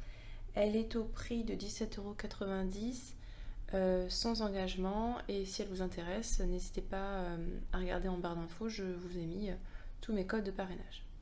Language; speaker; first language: French; native; French